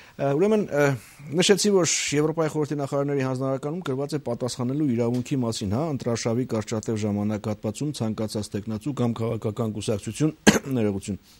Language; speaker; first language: Armenian; native; Armenian